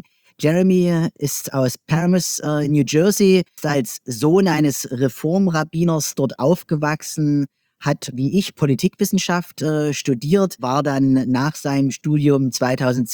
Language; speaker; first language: German; native; German